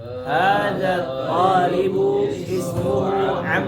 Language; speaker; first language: Arabic; non-native, learner; Indonesian